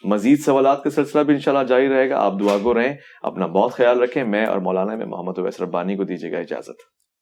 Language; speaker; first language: Urdu; native; Urdu